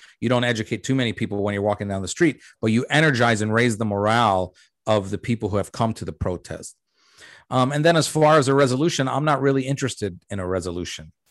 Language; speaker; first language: English; early bilingual, other home language; Arabic